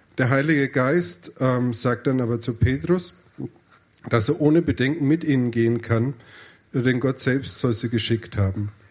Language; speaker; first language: German; native; German